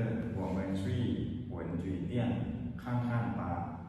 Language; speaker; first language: Chinese; non-native, learner; Thai